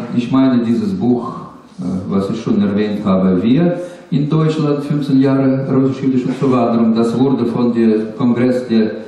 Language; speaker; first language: German; non-native, learner; Russian